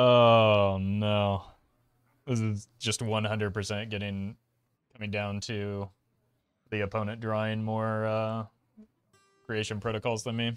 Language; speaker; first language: English; native; English